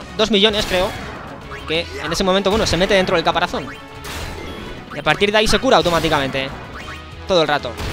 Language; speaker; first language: Spanish; native; Spanish